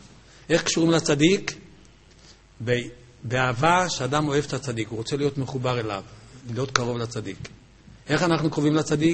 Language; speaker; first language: Hebrew; native; Hebrew